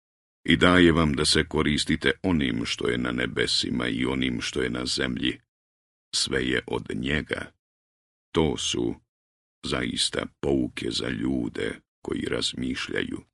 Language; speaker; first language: Croatian; native; Croatian